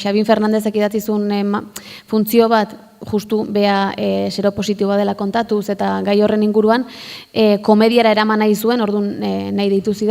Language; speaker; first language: Basque; native; Basque